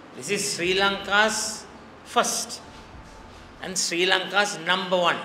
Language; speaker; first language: English; non-native, local second language; Sinhala